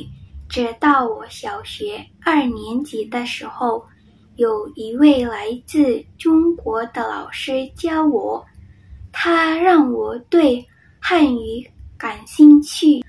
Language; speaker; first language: Chinese; non-native, fluent; Indonesian